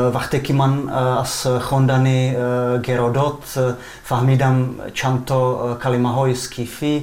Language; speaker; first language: Persian; non-native, fluent; Czech